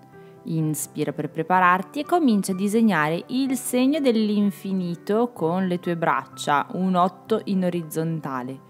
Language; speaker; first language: Italian; native; Italian